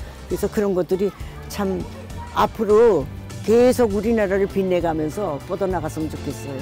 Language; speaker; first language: Korean; native; Korean